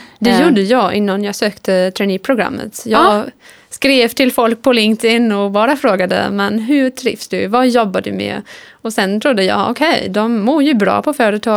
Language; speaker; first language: Swedish; non-native, fluent; German